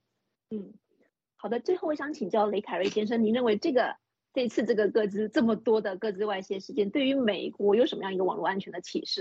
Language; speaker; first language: Chinese; native; Chinese